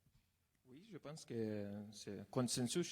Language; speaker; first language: French; non-native, fluent; Lithuanian